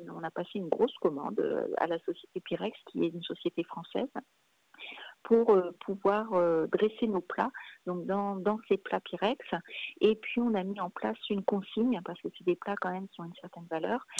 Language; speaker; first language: French; native; French